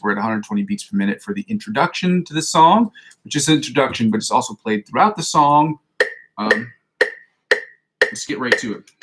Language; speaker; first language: English; native; English